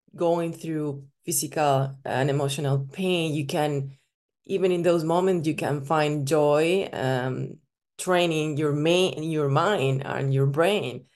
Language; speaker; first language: English; non-native, fluent; Spanish